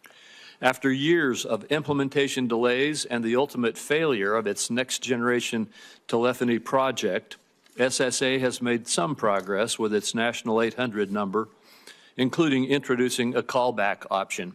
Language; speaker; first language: English; native; English